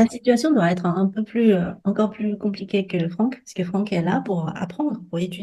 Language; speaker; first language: French; non-native, fluent; Chinese